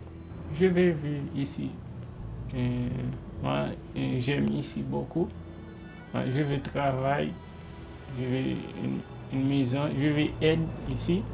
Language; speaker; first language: French; non-native, learner; Haitian Creole